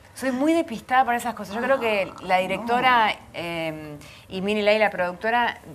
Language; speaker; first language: Spanish; native; Spanish